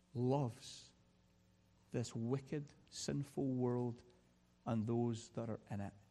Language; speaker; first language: English; native; English